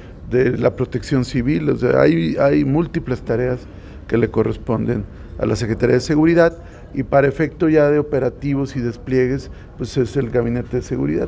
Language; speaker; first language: Spanish; native; Spanish